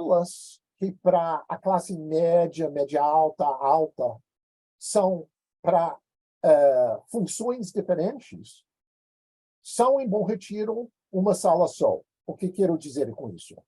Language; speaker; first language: Portuguese; non-native, fluent; English